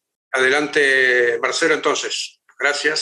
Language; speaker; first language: Spanish; native; Spanish